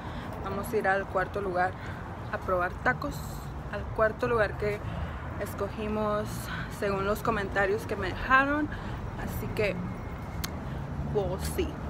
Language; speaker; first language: Spanish; early bilingual, heritage; Spanish